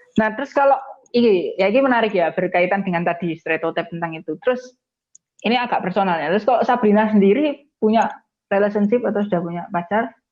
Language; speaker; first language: Indonesian; native; Indonesian